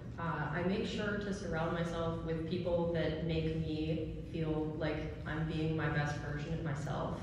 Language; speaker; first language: English; native; English